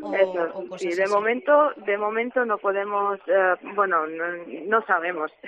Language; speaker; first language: Spanish; non-native, fluent; Ukrainian